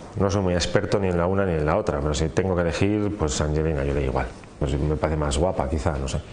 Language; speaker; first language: Spanish; native; Spanish